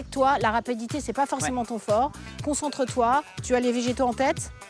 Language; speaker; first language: French; native; French